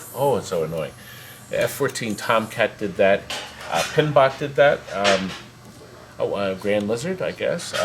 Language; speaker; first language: English; native; English